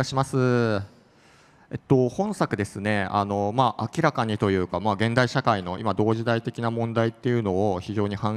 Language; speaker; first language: Japanese; native; Japanese